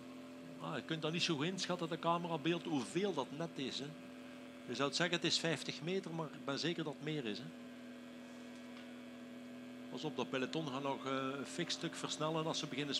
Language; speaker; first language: Dutch; native; Dutch